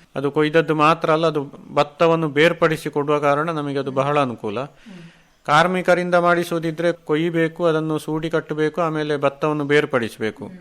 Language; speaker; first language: Kannada; native; Kannada